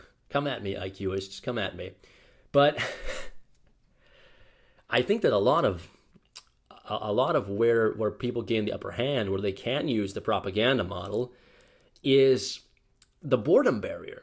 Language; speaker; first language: English; native; English